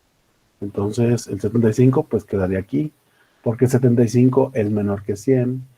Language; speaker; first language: Spanish; native; Spanish